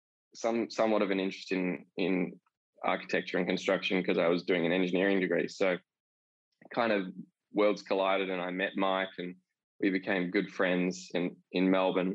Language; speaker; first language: English; native; English